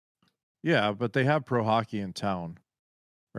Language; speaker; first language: English; native; English